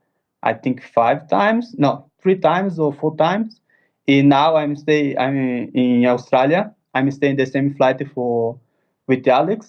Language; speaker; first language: English; non-native, learner; Portuguese